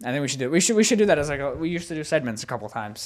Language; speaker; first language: English; native; English